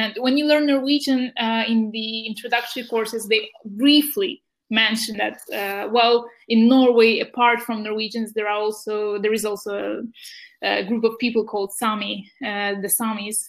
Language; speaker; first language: English; non-native, fluent; Ukrainian